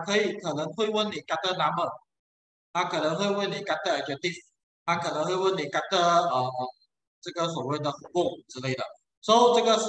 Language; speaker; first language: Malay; non-native, local second language; Chinese